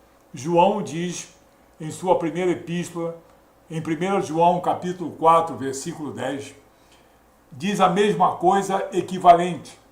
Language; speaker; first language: Portuguese; native; Portuguese